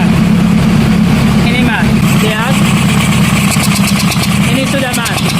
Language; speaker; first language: Indonesian; non-native, learner; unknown